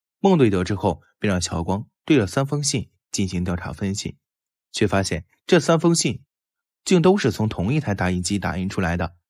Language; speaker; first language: Chinese; native; Chinese